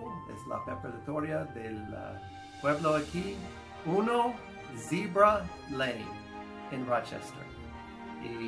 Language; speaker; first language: Spanish; non-native, fluent; English